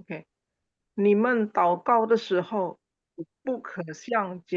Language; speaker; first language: Chinese; non-native, learner; Indonesian